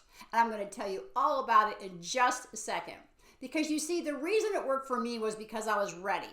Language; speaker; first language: English; native; English